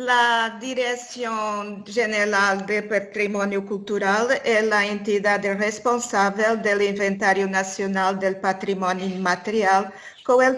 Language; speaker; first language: Spanish; non-native, learner; Portuguese